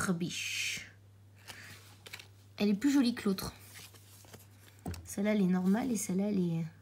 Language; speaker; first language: French; native; French